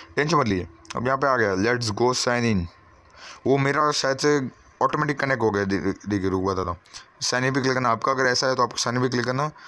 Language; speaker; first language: Hindi; native; Hindi